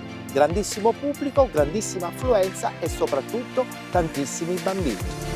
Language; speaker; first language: Italian; native; Italian